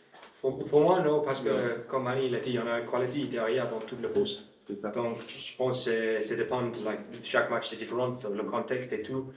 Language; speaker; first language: French; non-native, learner; English